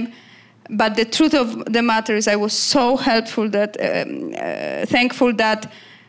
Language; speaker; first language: English; non-native, fluent; Polish